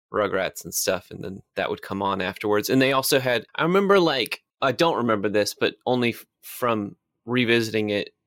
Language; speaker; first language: English; native; English